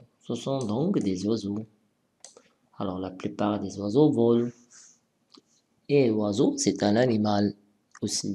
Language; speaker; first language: French; non-native, local second language; Arabic